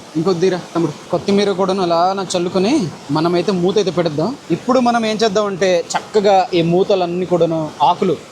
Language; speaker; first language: Telugu; non-native, local second language; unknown